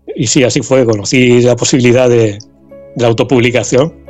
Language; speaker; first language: Spanish; native; Spanish